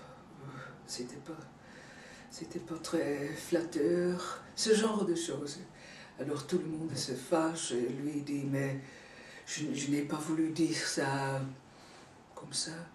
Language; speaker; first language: French; non-native, fluent; Dutch